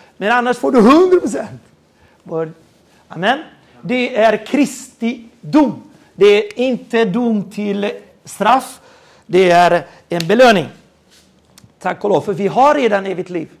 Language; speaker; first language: Swedish; non-native, fluent; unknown